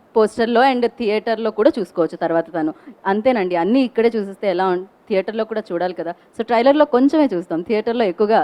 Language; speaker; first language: Telugu; native; Telugu